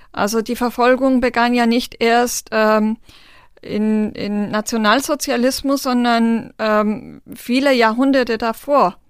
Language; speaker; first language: German; non-native, local second language; Romany